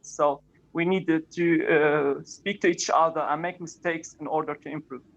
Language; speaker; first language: English; non-native, fluent; Arabic